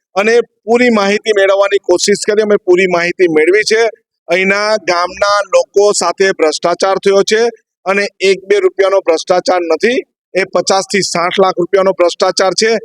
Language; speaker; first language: Gujarati; native; Gujarati